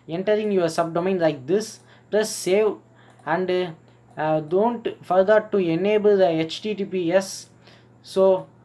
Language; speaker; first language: English; non-native, local second language; Tamil